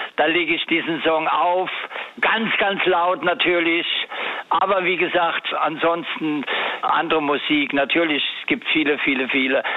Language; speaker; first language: German; native; German